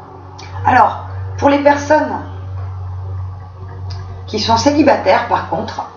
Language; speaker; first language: French; native; French